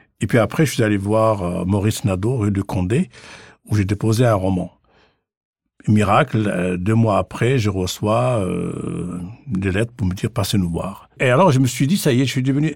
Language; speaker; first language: French; non-native, local second language; Arabic